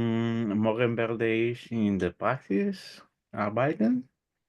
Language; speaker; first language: German; non-native, learner; Spanish